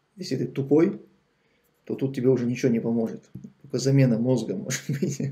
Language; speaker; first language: Russian; non-native, local second language; Chechen